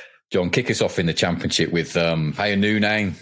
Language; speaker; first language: English; native; English